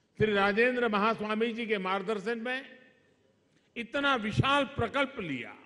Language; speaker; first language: Hindi; non-native, local second language; Gujarati